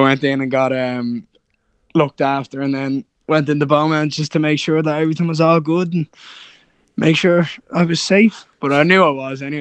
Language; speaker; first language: English; native; English